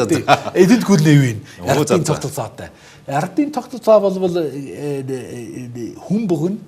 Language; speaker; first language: Mongolian; non-native, fluent; English